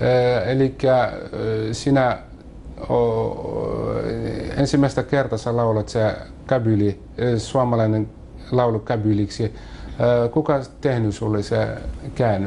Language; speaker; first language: Finnish; non-native, learner; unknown